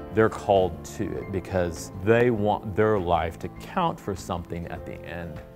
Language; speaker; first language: English; native; English